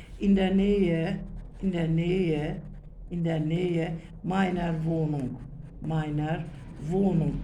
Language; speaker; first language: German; non-native, learner; Turkish